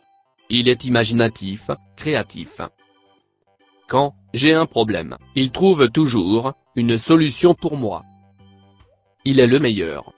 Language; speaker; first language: French; non-native, learner; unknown